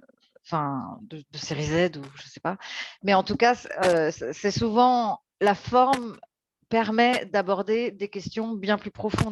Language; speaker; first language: French; native; French